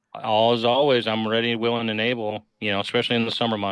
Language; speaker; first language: English; native; English